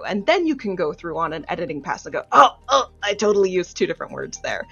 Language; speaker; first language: English; native; English